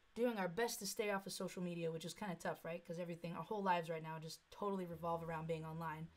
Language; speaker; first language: English; native; English